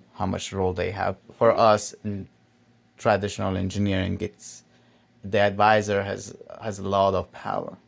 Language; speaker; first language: English; non-native, fluent; Persian